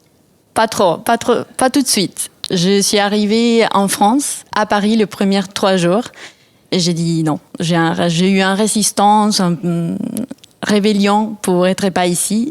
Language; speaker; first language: French; non-native, fluent; Spanish